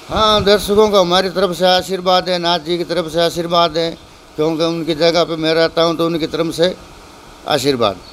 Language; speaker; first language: Hindi; native; Hindi